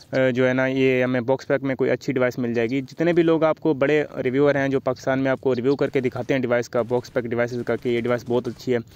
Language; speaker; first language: Urdu; native; Urdu